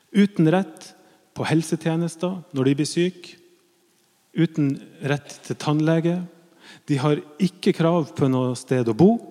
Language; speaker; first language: Norwegian; native; Norwegian